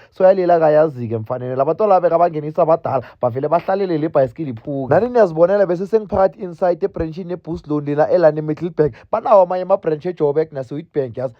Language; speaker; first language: Zulu; native; Zulu